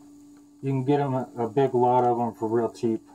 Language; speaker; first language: English; native; English